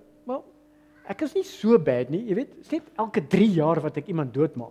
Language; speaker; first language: Afrikaans; early bilingual, heritage; Afrikaans